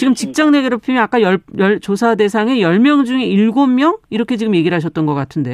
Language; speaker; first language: Korean; native; Korean